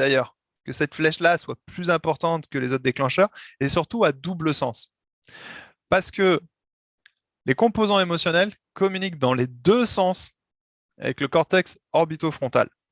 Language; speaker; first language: French; native; French